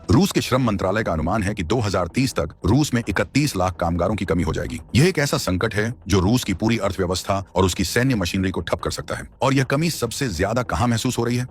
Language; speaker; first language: Hindi; native; Hindi